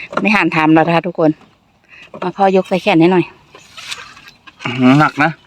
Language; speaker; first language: Thai; non-native, local second language; Northeastern Thai